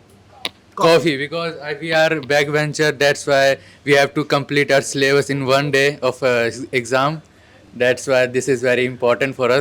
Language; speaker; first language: English; non-native, learner; Hindi